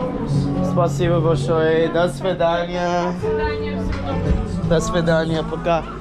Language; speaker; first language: Russian; non-native, learner; English